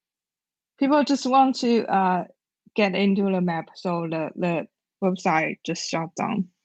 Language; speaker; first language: English; non-native, learner; Chinese